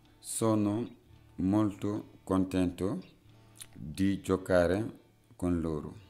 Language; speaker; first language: Italian; non-native, fluent; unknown